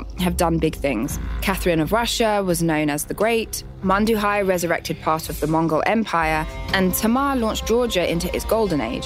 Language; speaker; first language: English; native; English